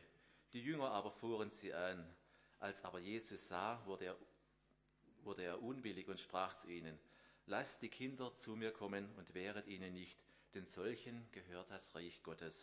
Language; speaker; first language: German; native; German